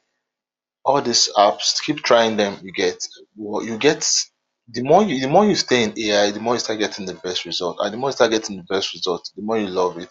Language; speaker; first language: English; non-native, local second language; Yoruba